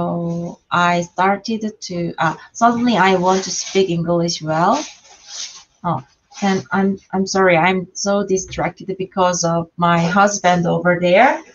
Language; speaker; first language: English; non-native, learner; Korean